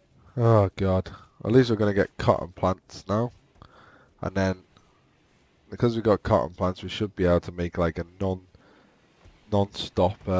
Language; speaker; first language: English; native; English